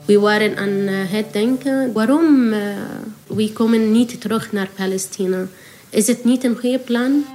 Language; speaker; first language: Dutch; non-native, learner; Arabic